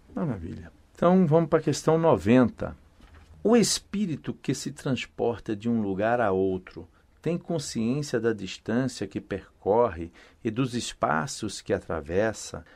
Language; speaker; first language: Portuguese; native; Portuguese